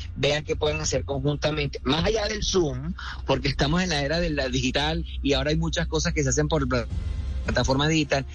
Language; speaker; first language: Spanish; native; Spanish